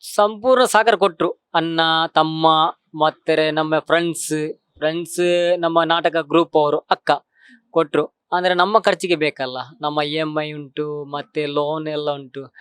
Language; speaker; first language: Kannada; non-native, local second language; Tulu